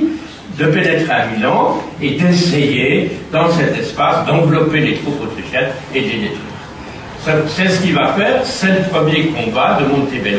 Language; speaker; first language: French; native; French